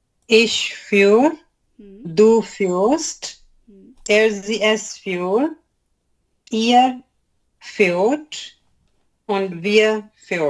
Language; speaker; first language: German; non-native, learner; Urdu